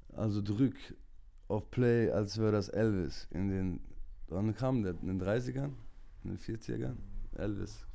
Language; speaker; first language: German; early bilingual, other home language; Turkish